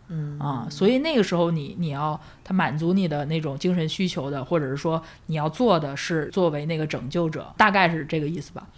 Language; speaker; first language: Chinese; native; Chinese